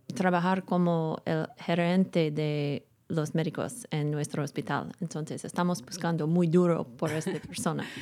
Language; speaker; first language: Spanish; non-native, learner; English